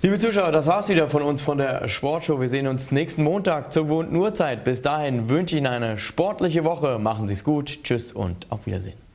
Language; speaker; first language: German; native; German